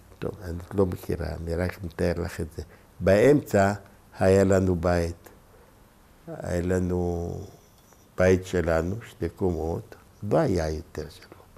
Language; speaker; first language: Hebrew; non-native, local second language; Ladino